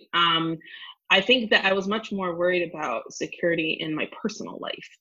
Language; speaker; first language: English; native; English